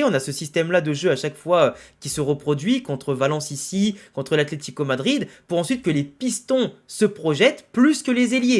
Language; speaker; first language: French; native; French